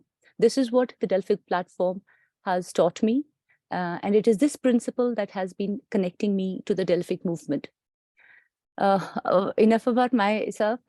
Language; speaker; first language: English; non-native, local second language; Kashmiri